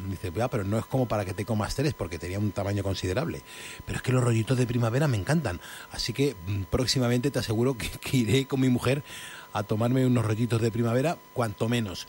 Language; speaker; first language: Spanish; native; Spanish